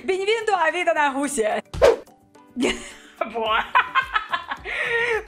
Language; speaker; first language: Portuguese; non-native, learner; Russian